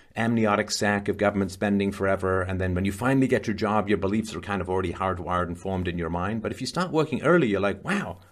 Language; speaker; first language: English; native; English